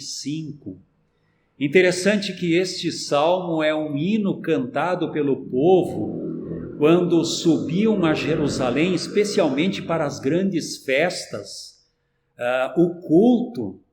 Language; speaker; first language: Portuguese; native; Portuguese